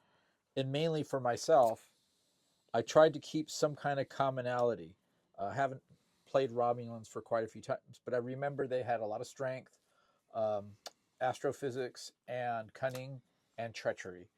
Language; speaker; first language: English; native; English